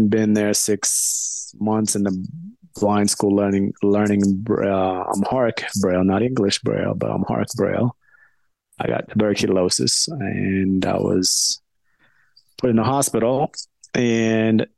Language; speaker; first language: English; early bilingual, other home language; Amharic